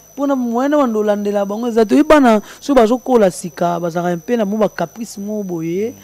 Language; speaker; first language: Lingala; native; Lingala